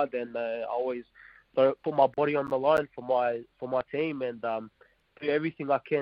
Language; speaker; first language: English; non-native, local second language; Arabic